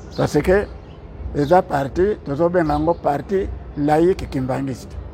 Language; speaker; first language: Lingala; non-native, local second language; Kongo